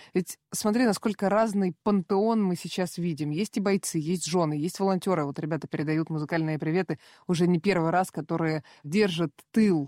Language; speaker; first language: Russian; native; Russian